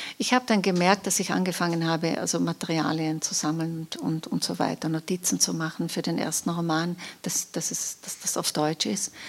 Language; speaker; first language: German; non-native, local second language; Slovenian